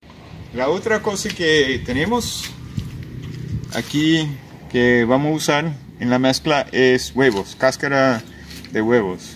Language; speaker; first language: Spanish; non-native, fluent; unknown